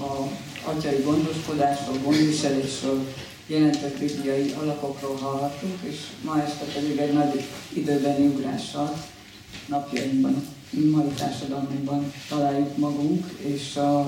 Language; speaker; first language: Hungarian; native; Hungarian